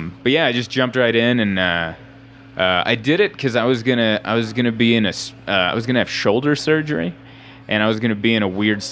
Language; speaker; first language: English; native; English